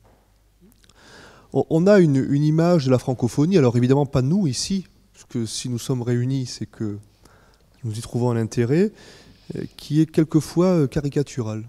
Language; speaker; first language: French; native; French